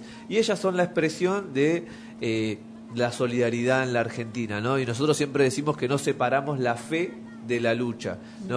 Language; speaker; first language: Spanish; native; Spanish